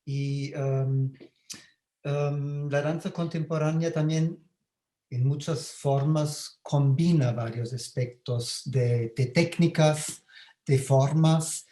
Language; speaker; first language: Spanish; non-native, fluent; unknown